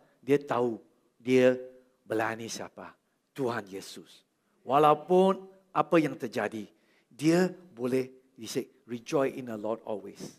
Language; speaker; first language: Malay; non-native, local second language; Chinese